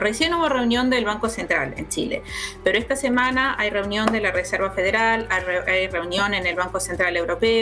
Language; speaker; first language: Spanish; native; Spanish